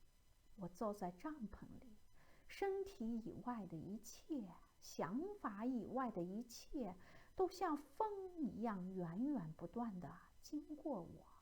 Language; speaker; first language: Chinese; native; Chinese